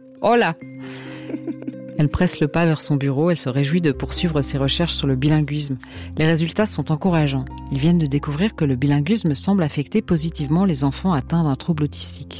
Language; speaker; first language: French; native; French